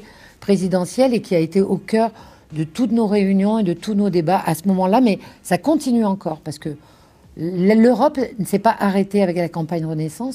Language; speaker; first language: French; native; French